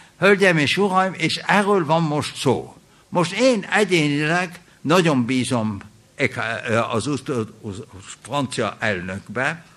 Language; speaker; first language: Hungarian; early bilingual, heritage; German